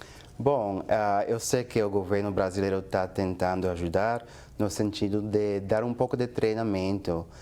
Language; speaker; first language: Portuguese; non-native, fluent; English